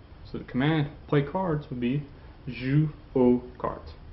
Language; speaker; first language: English; native; English